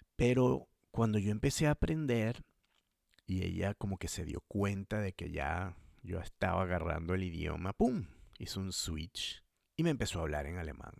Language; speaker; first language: Spanish; native; Spanish